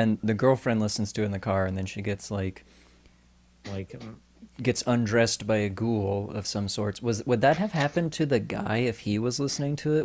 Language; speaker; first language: English; native; English